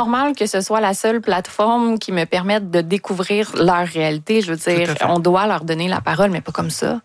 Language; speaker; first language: French; native; French